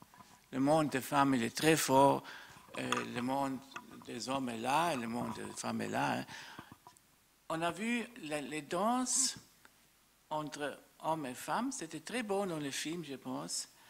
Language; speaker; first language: French; non-native, fluent; German